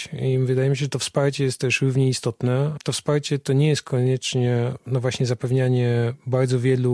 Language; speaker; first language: Polish; native; Polish